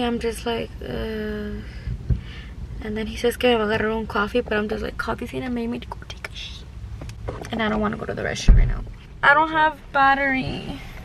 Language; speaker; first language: English; early bilingual, other home language; Spanish